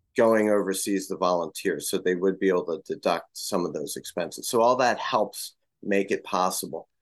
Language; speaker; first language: English; native; English